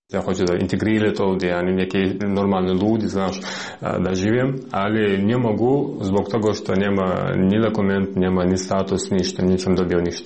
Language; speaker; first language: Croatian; non-native, learner; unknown